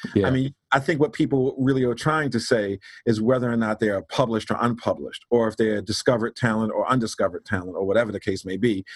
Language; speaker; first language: English; native; English